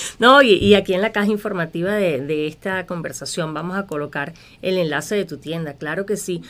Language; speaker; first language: Spanish; native; Spanish